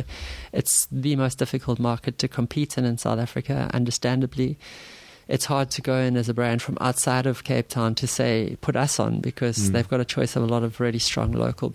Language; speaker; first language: English; native; English